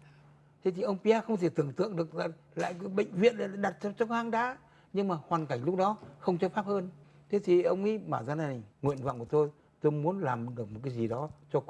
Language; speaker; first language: Vietnamese; native; Vietnamese